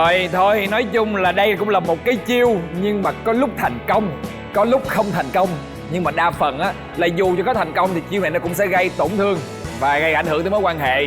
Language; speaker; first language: Vietnamese; native; Vietnamese